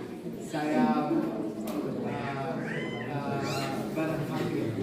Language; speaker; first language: Indonesian; non-native, learner; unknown